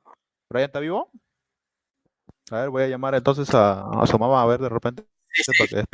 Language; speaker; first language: Spanish; native; Spanish